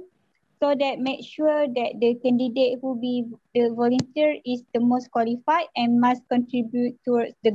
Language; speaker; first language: English; non-native, local second language; Malay